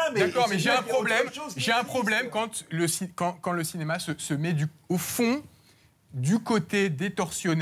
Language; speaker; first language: French; native; French